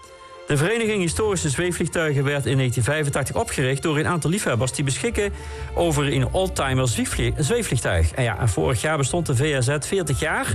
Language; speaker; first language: Dutch; native; Dutch